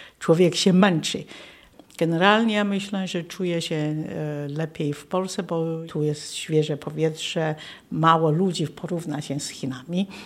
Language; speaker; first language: Polish; non-native, fluent; Chinese